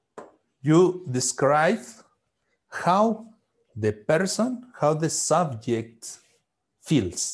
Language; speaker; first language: English; non-native, fluent; Spanish